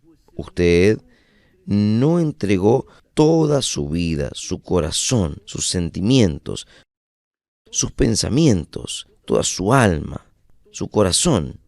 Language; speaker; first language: Spanish; non-native, fluent; Portuguese